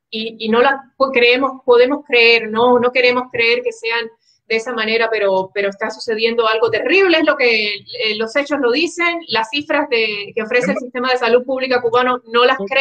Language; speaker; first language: Spanish; native; Spanish